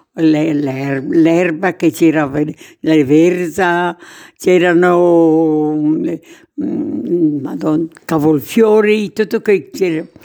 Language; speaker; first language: Italian; native; Italian